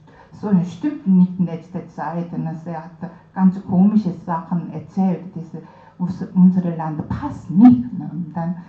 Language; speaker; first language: German; non-native, learner; Korean